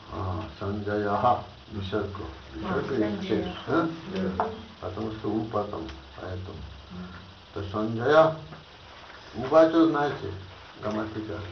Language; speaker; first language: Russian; non-native, learner; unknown